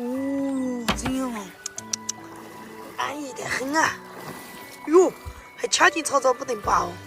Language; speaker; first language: Chinese; native; Chinese